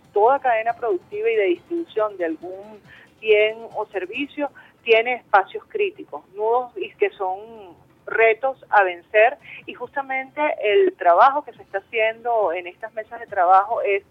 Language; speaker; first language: Spanish; native; Spanish